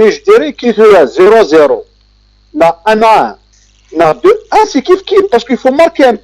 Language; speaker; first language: French; non-native, local second language; Kabyle